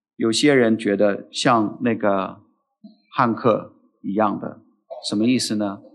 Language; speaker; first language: Chinese; non-native, fluent; English